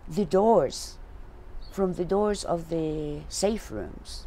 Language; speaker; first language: English; non-native, fluent; Arabic